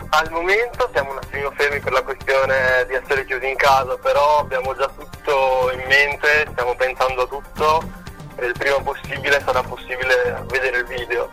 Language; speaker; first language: Italian; early bilingual, other home language; Spanish